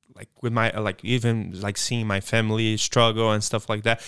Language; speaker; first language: English; non-native, fluent; Portuguese